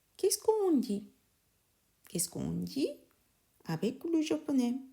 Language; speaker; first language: French; non-native, learner; Japanese